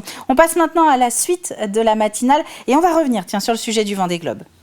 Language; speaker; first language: French; native; French